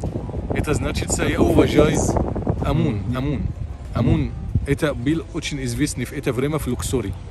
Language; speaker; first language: Russian; non-native, local second language; Arabic